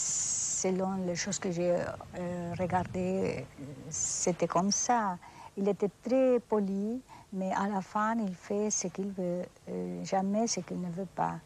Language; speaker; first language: French; non-native, fluent; Spanish